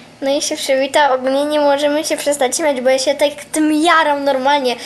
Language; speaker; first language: Polish; native; Polish